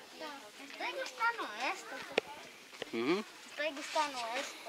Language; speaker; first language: Spanish; early bilingual, heritage; Spanish